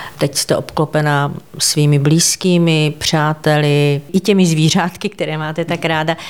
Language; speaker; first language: Czech; native; Czech